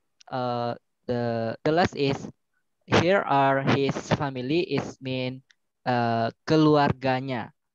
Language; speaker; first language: English; non-native, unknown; Indonesian